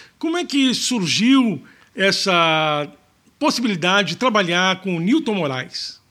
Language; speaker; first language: Portuguese; native; Portuguese